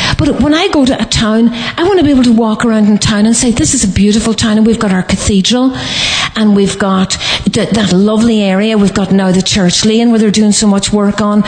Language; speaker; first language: English; native; English